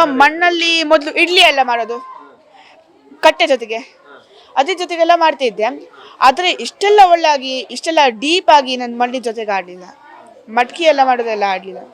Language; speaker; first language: Kannada; native; Kannada